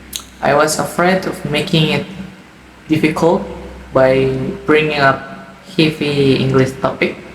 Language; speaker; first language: English; non-native, learner; Indonesian